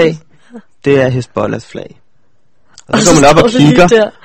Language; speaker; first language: Danish; native; Danish